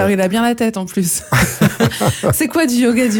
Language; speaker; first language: French; native; French